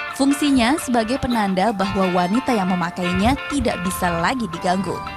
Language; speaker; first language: Indonesian; native; Indonesian